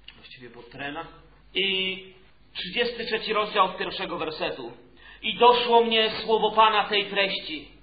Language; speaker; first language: Polish; native; Polish